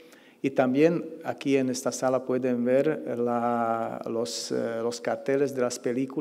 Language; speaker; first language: Spanish; non-native, fluent; Slovak